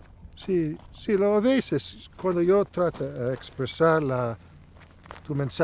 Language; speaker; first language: Spanish; non-native, fluent; English